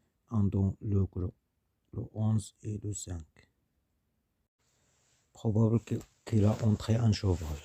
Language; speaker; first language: French; non-native, learner; Arabic